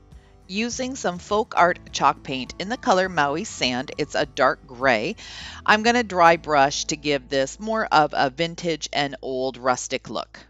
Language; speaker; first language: English; native; English